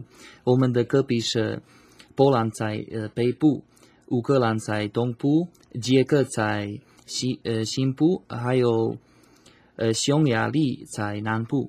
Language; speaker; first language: Chinese; non-native, fluent; Slovak